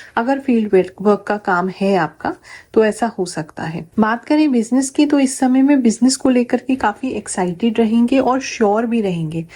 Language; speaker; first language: Hindi; native; Hindi